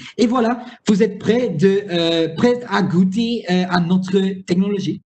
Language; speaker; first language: French; non-native, local second language; Dutch